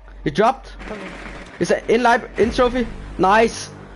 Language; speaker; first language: English; non-native, fluent; Danish